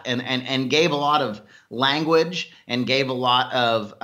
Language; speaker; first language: English; native; English